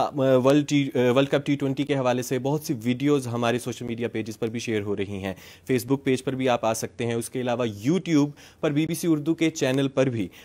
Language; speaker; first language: Urdu; native; Urdu